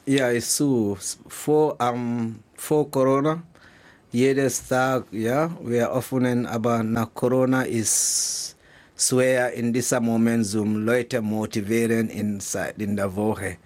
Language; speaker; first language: German; non-native, learner; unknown